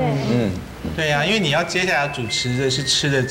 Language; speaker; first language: Chinese; native; Chinese